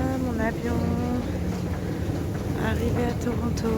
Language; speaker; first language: French; native; French